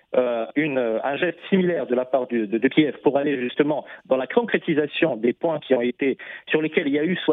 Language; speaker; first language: French; non-native, fluent; Russian